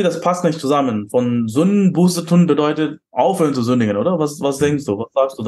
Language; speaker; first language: German; non-native, fluent; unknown